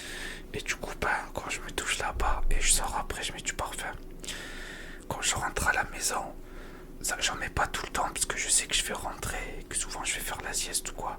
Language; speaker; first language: French; native; French